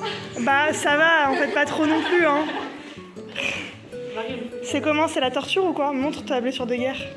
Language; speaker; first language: French; native; French